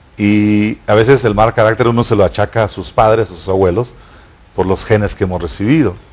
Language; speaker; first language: Spanish; native; Spanish